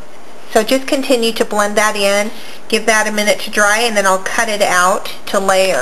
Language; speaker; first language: English; native; English